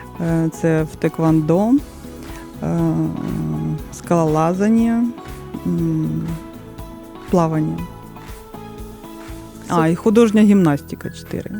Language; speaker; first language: Ukrainian; non-native, local second language; Russian